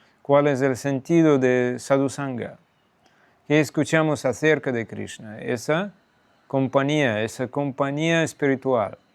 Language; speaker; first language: Spanish; non-native, fluent; Russian